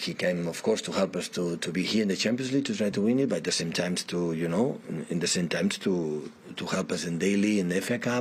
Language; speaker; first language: English; non-native, fluent; Spanish